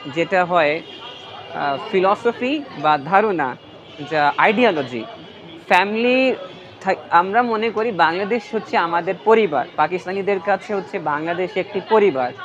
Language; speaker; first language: Bangla; non-native, fluent; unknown